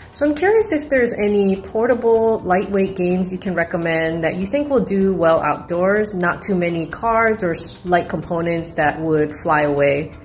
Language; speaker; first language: English; native; English